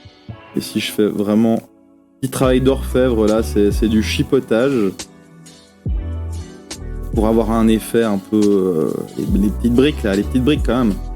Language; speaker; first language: French; native; French